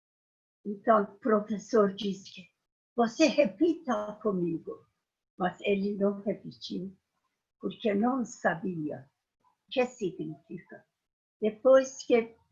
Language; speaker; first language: Portuguese; non-native, fluent; Persian